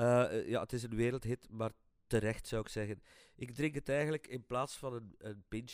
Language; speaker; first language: Dutch; native; Dutch